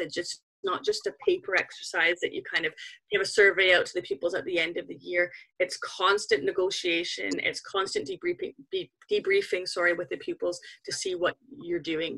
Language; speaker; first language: English; native; English